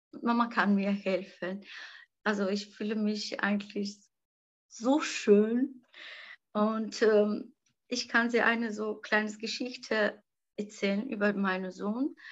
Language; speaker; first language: German; non-native, learner; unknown